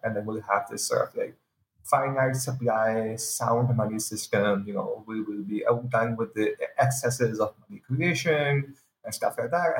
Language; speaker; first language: English; non-native, local second language; Urdu